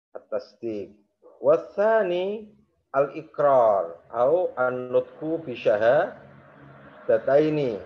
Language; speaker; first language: Arabic; non-native, fluent; Indonesian